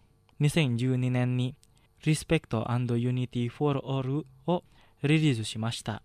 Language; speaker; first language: Japanese; non-native, learner; Indonesian